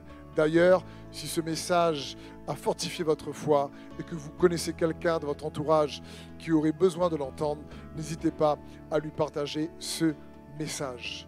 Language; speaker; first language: French; native; French